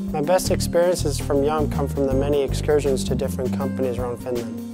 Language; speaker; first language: English; native; English